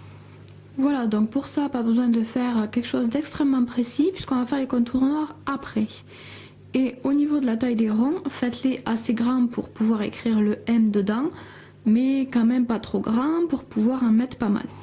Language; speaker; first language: French; native; French